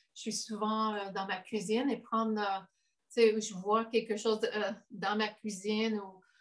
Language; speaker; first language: French; non-native, fluent; English